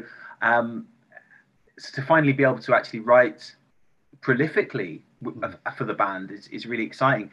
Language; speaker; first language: English; native; English